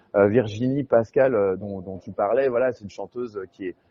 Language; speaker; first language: French; native; French